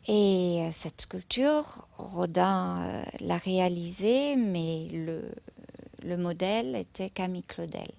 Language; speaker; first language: French; non-native, fluent; German